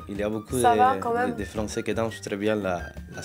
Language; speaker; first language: French; non-native, learner; Spanish